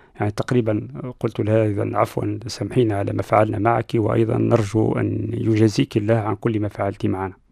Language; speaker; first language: Arabic; non-native, local second language; Berber languages